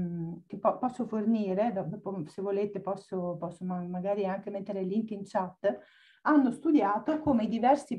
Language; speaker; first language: Italian; native; Italian